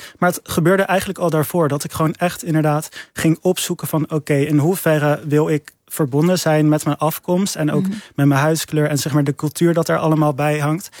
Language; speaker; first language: Dutch; native; Dutch